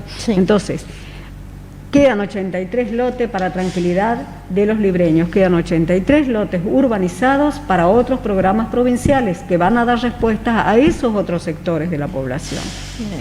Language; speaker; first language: Spanish; native; Spanish